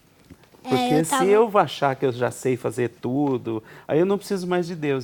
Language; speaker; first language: Portuguese; native; Portuguese